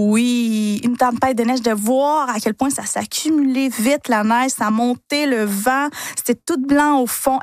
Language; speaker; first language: French; non-native, fluent; Spanish